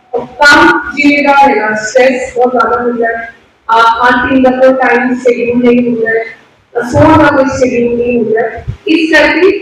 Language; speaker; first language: Hindi; non-native, local second language; Punjabi